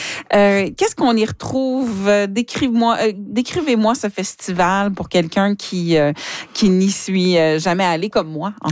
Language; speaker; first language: French; native; French